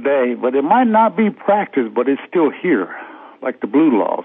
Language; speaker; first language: English; early bilingual, other home language; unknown